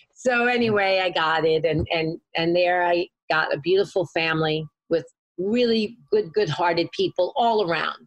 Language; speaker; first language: English; native; English